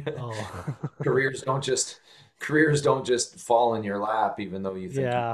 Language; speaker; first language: English; native; English